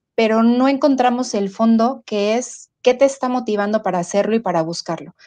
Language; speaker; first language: Spanish; native; Spanish